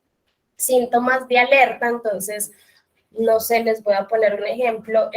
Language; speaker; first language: Spanish; native; Spanish